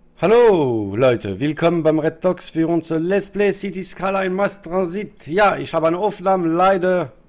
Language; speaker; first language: German; non-native, learner; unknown